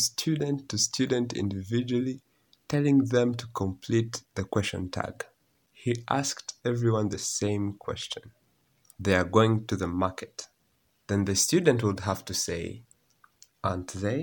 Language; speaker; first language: English; non-native, local second language; Kinyarwanda